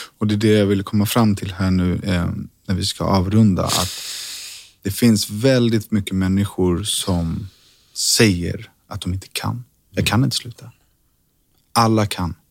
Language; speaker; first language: Swedish; native; Swedish